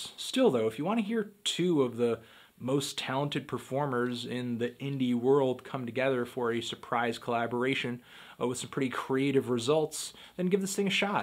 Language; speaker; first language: English; native; English